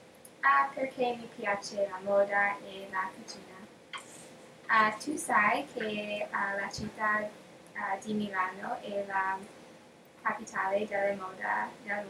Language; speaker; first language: Italian; non-native, learner; English